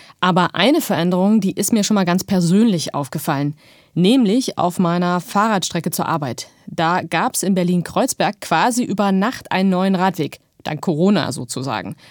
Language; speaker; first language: German; native; German